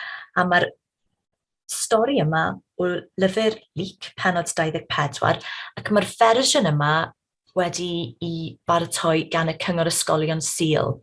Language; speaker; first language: Welsh; native; Welsh